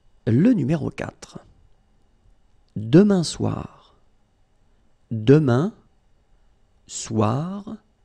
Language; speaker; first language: French; native; French